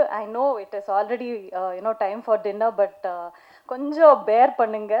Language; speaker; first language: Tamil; non-native, learner; Kannada